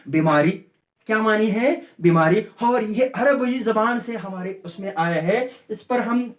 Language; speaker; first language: Urdu; native; Urdu